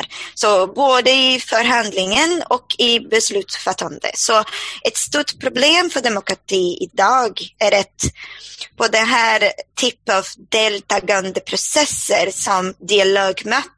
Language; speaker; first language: Swedish; non-native, fluent; Portuguese